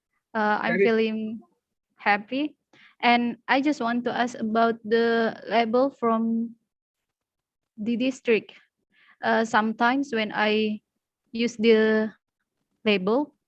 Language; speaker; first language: English; non-native, learner; Indonesian